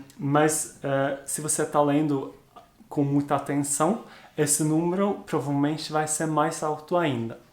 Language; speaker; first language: Portuguese; non-native, fluent; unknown